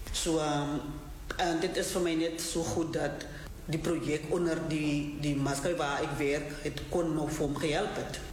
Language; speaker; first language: Afrikaans; non-native, local second language; Southern Sotho